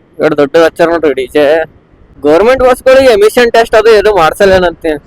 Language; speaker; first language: Kannada; native; Kannada